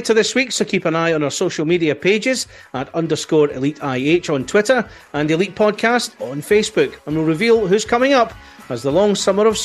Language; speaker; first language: English; native; English